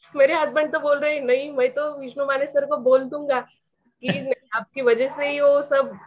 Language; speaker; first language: Hindi; non-native, local second language; Marathi